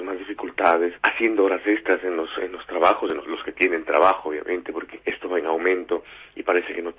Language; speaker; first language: Spanish; native; Spanish